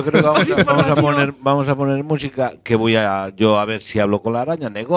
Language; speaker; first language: Spanish; native; Spanish